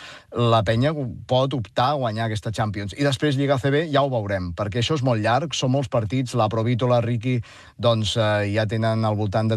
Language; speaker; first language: Catalan; native; Catalan